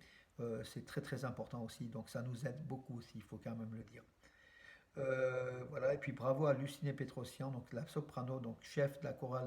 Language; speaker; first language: French; native; French